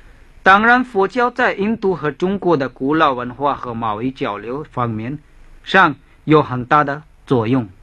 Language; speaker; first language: Chinese; non-native, fluent; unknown